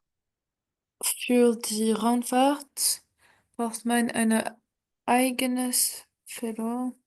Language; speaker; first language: German; non-native, learner; French